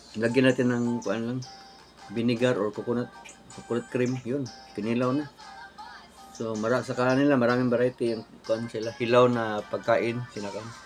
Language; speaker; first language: Filipino; non-native, local second language; Cebuano